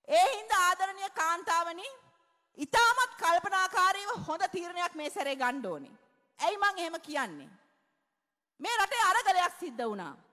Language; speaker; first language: Sinhala; native; Sinhala